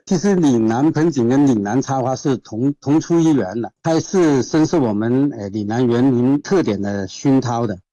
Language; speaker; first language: Chinese; non-native, local second language; Cantonese